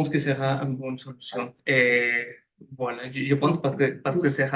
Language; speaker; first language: French; non-native, fluent; Spanish